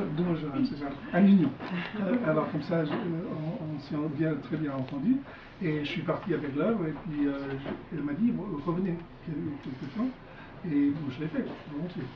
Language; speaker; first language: French; non-native, fluent; English